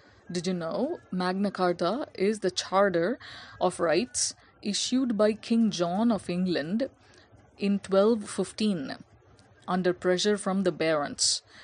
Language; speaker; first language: English; non-native, local second language; Tamil